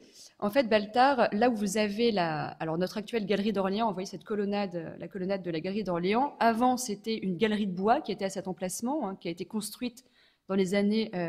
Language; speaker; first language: French; native; French